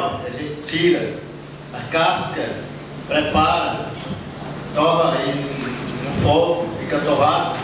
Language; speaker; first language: Portuguese; non-native, local second language; Yanomámi